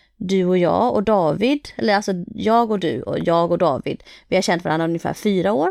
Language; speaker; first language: Swedish; early bilingual, other home language; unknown